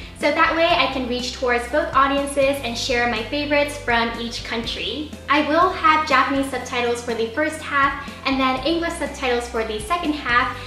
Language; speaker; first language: English; early bilingual, other home language; Japanese